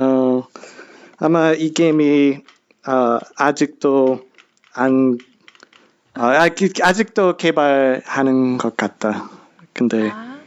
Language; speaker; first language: Korean; non-native, learner; English